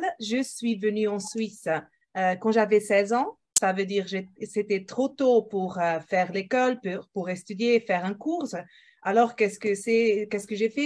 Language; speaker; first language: French; non-native, fluent; Portuguese